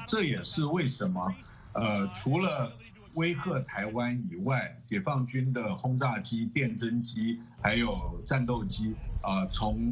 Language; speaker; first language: Chinese; native; Chinese